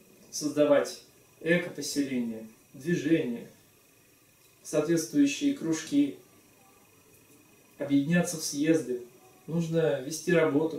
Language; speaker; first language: Russian; native; Russian